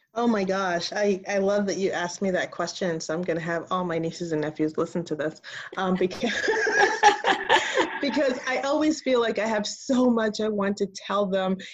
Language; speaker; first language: English; early bilingual, other home language; Spanish